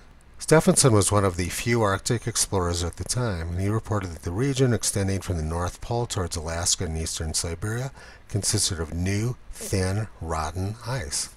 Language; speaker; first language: English; native; English